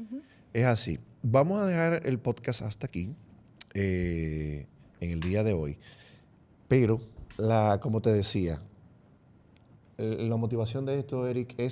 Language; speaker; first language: Spanish; native; Spanish